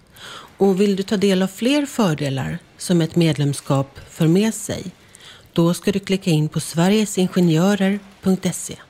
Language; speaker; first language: Swedish; native; Swedish